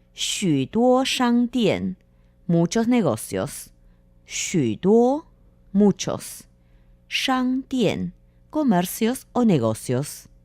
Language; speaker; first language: Spanish; non-native, fluent; Chinese